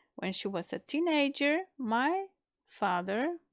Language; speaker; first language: English; non-native, fluent; Macedonian